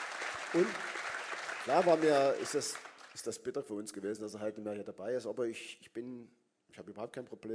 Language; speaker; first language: German; native; German